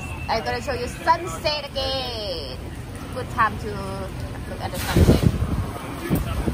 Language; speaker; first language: English; non-native, learner; Thai